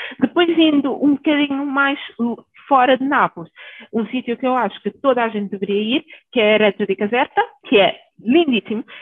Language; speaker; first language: Portuguese; early bilingual, other home language; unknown